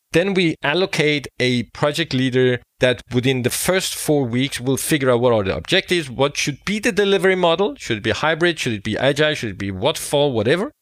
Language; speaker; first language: English; non-native, fluent; Danish